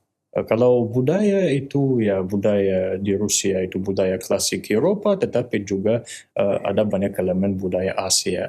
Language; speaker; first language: Indonesian; non-native, fluent; Russian